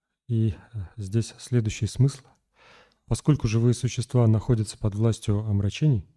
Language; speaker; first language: Russian; native; Russian